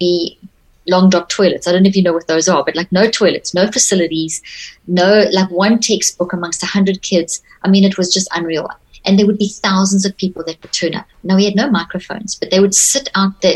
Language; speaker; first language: English; native; English